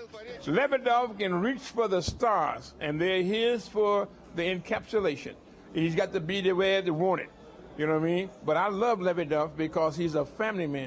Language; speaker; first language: English; native; English